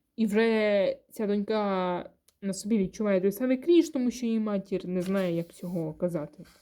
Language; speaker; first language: Ukrainian; non-native, local second language; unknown